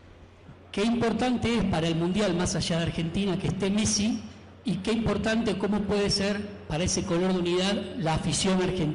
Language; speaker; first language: Spanish; native; Spanish